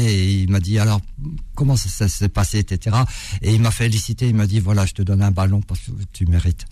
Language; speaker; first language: French; early bilingual, other home language; Arabic